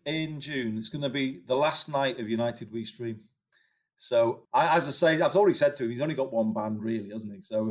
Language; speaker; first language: English; native; English